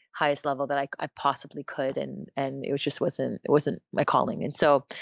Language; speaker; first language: English; native; English